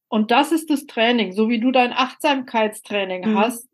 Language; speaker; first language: German; native; German